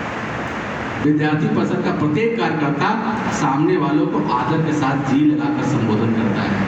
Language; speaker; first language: Hindi; native; Hindi